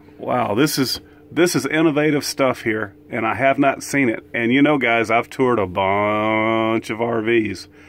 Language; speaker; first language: English; native; English